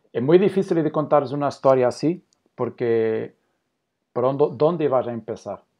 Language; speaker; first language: Spanish; non-native, learner; Portuguese